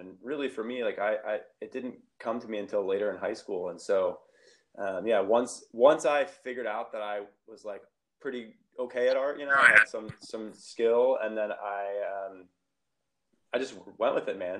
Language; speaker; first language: English; native; English